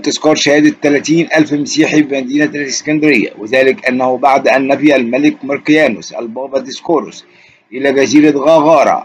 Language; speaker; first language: Arabic; native; Arabic